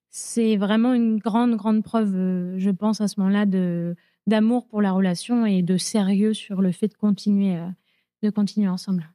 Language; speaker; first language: French; native; French